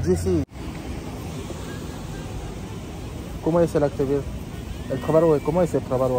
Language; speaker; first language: Spanish; non-native, learner; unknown